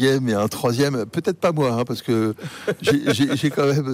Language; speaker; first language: French; native; French